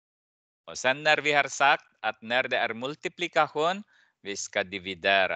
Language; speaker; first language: Swedish; non-native, fluent; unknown